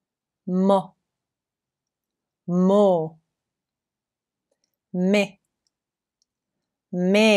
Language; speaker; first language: Greek; non-native, fluent; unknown